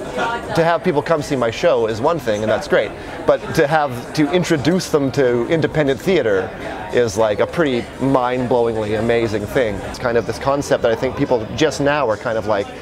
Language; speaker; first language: English; native; English